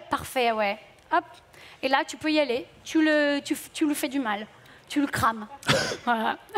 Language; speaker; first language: French; non-native, fluent; Portuguese